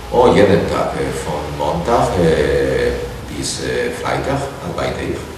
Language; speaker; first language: German; non-native, learner; Spanish